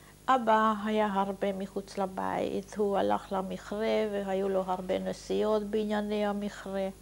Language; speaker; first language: Hebrew; non-native, fluent; Hungarian